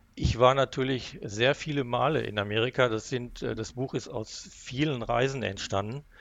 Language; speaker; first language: German; native; German